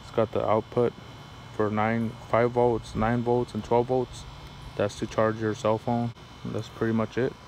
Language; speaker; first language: English; early bilingual, other home language; Spanish